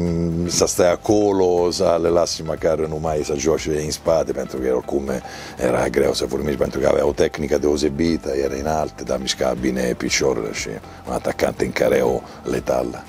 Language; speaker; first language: Romanian; non-native, learner; Italian